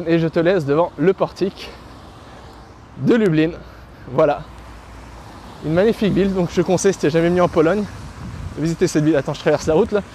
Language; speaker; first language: French; native; French